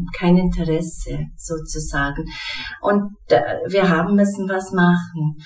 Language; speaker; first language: German; non-native, fluent; English